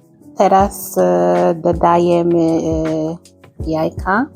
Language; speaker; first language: Polish; non-native, learner; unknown